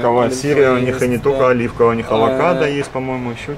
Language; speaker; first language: Russian; native; Russian